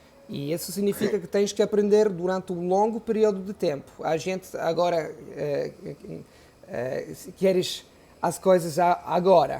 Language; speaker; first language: Portuguese; non-native, fluent; Italian